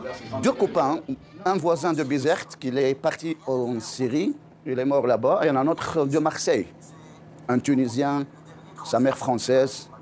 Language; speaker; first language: French; non-native, local second language; Arabic